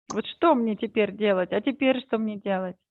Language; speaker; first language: Russian; native; Russian